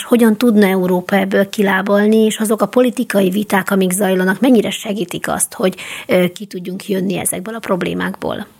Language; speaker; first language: Hungarian; native; Hungarian